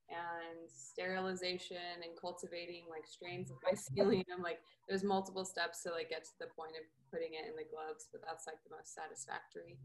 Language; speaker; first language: English; native; English